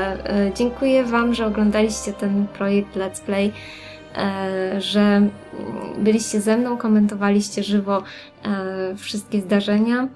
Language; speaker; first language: Polish; native; Polish